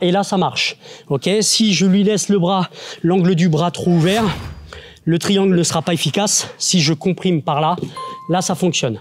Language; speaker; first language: French; native; French